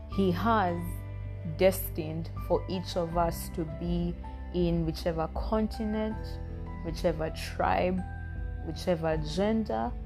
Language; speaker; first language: English; non-native, local second language; Acoli